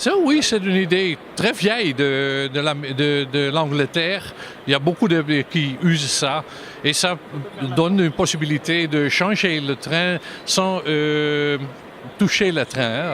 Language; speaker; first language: French; non-native, learner; German